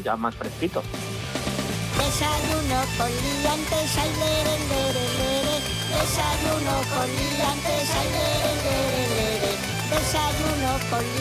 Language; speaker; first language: Spanish; native; Spanish